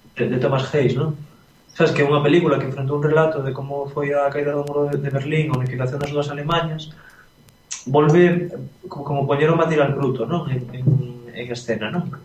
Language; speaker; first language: Galician; non-native, local second language; Spanish